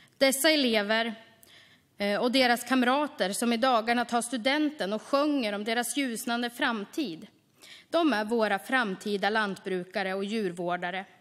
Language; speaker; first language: Swedish; native; Swedish